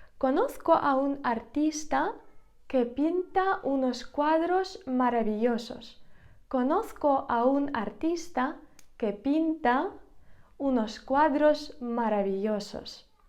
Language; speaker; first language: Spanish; non-native, fluent; Ukrainian